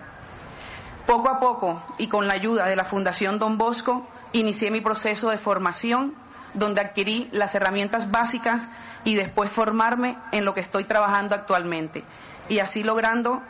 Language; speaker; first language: Spanish; native; Spanish